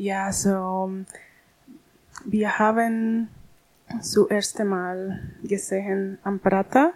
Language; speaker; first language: German; non-native, learner; Spanish